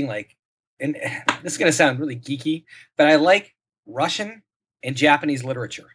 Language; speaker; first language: English; native; English